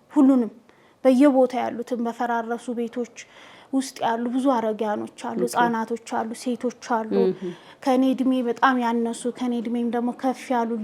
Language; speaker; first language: Amharic; native; Amharic